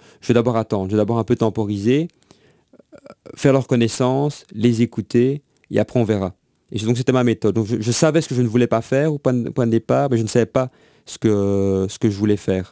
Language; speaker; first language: French; native; French